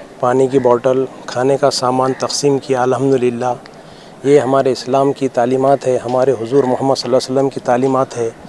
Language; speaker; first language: Urdu; native; Urdu